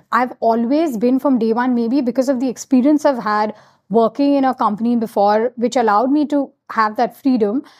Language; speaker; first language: English; non-native, local second language; Hindi